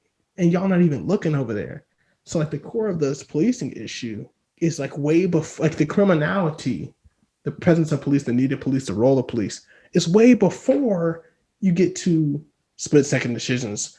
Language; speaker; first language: English; native; English